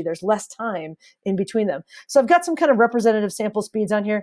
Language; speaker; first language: English; native; English